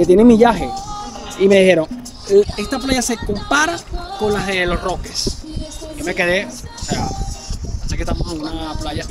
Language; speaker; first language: Spanish; native; Spanish